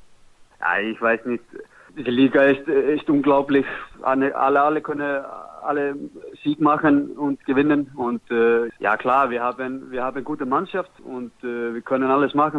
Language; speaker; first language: German; non-native, learner; Icelandic